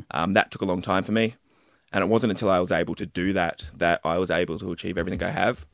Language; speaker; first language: English; native; English